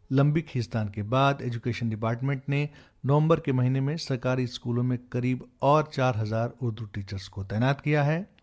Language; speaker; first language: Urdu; native; Urdu